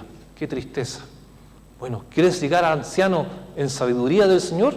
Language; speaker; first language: Spanish; native; Spanish